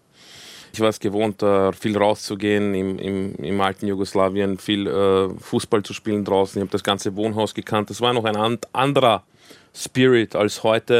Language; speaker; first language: German; early bilingual, other home language; Croatian